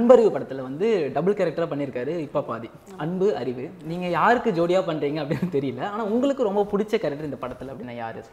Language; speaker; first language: Tamil; native; Tamil